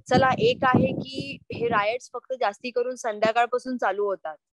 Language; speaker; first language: Marathi; native; Marathi